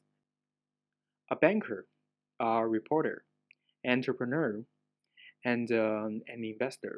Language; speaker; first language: English; non-native, fluent; Chinese